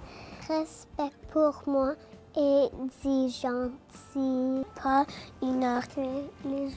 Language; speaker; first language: French; non-native, local second language; English